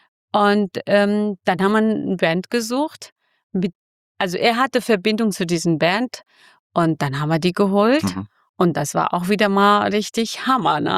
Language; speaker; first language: German; non-native, fluent; Kurdish